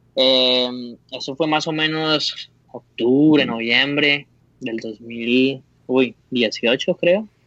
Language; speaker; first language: Spanish; native; Spanish